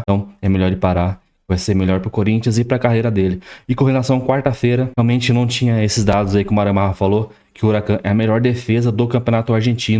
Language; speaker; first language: Portuguese; native; Portuguese